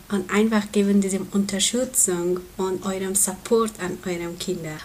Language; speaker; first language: German; non-native, learner; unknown